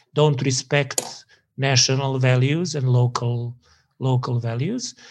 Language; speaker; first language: English; non-native, fluent; Serbian